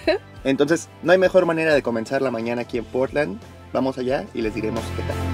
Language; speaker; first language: Spanish; native; Spanish